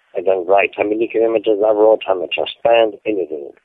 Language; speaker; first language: English; non-native, fluent; French